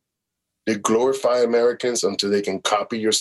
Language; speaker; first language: English; native; English